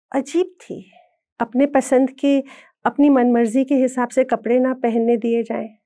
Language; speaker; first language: Hindi; native; Hindi